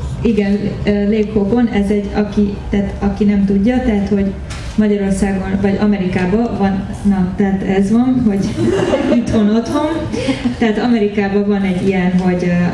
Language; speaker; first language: Hungarian; early bilingual, heritage; Hungarian